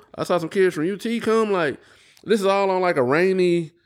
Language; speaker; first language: English; native; English